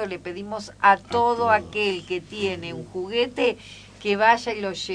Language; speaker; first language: Spanish; native; Spanish